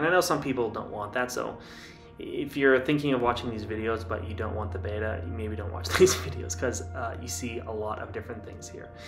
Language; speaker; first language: English; native; English